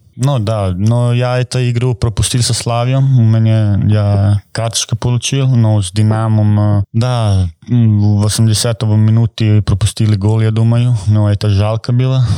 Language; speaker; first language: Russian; non-native, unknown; Croatian